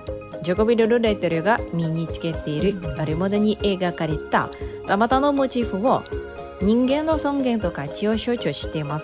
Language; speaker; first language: Japanese; non-native, fluent; Indonesian